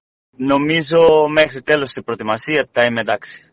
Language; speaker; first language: Greek; non-native, fluent; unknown